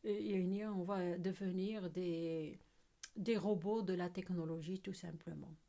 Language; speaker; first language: French; non-native, local second language; Arabic